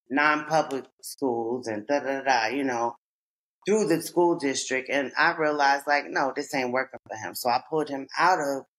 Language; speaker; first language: English; native; English